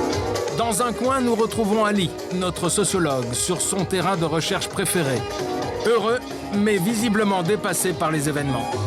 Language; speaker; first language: French; native; French